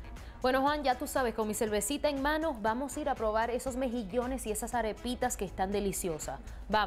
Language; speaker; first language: Spanish; native; Spanish